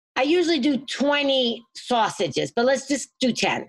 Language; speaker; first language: English; native; English